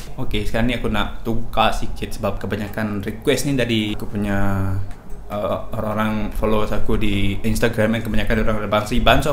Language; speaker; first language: Malay; non-native, local second language; Iban